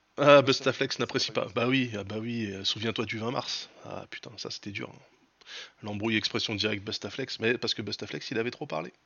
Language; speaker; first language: French; native; French